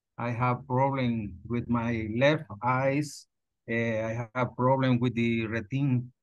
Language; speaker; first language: English; non-native, learner; Spanish